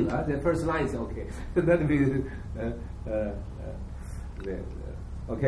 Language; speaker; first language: English; non-native, learner; Chinese